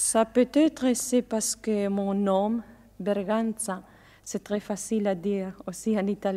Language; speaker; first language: French; non-native, learner; Spanish